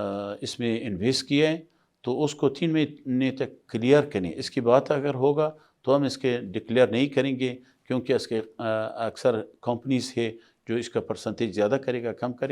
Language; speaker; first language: Hindi; non-native, fluent; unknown